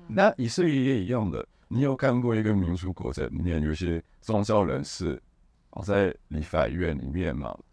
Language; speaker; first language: Chinese; non-native, fluent; Hebrew